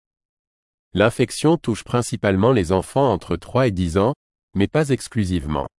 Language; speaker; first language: French; native; French